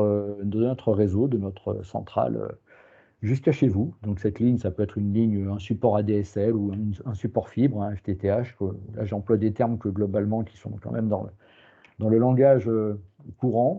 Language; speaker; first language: French; native; French